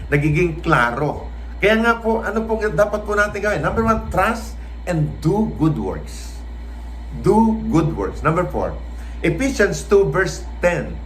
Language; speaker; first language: Filipino; non-native, local second language; Cebuano